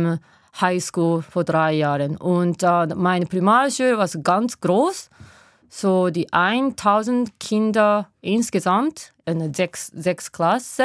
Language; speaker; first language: German; non-native, learner; Japanese